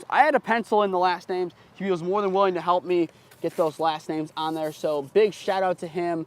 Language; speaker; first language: English; native; English